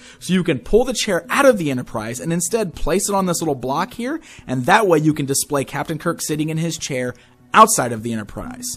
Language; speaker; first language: English; native; English